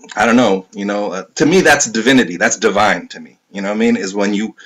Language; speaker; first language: English; native; English